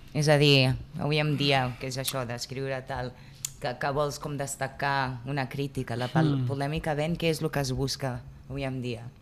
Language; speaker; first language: Catalan; non-native, local second language; Spanish